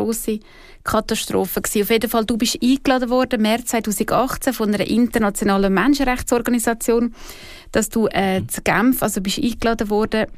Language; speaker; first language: German; native; German